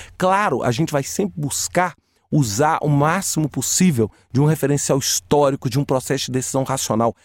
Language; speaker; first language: Portuguese; native; Portuguese